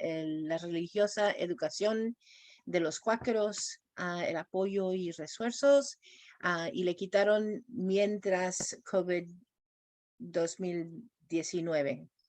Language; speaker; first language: Spanish; non-native, fluent; English